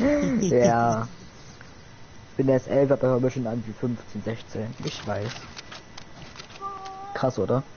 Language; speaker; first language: German; native; German